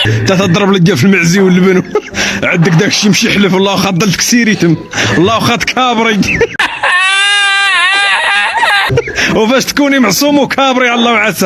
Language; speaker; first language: Arabic; native; Arabic